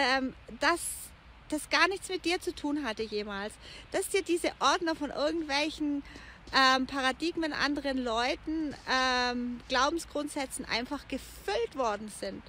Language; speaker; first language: German; native; German